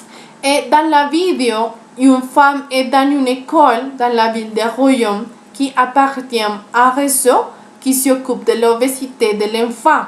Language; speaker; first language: French; non-native, learner; Spanish